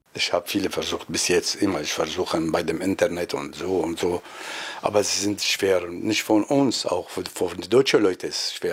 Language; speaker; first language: German; non-native, learner; Arabic